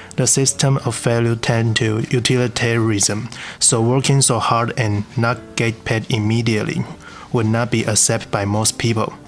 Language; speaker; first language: English; non-native, learner; Chinese